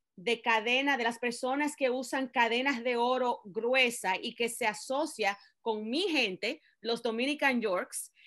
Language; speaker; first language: Spanish; native; Spanish